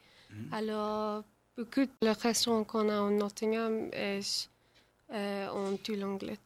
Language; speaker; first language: French; non-native, learner; English